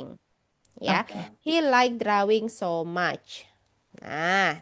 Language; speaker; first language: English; non-native, fluent; Indonesian